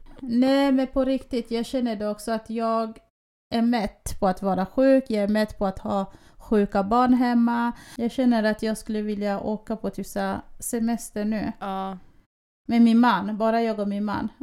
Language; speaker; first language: Swedish; early bilingual, other home language; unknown